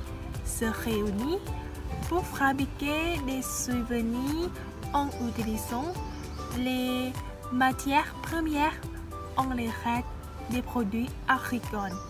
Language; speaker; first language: French; non-native, learner; Thai